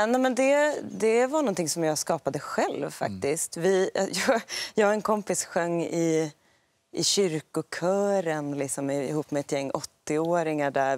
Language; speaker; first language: Swedish; native; Swedish